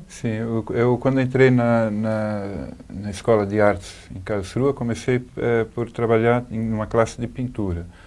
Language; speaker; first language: Portuguese; native; Portuguese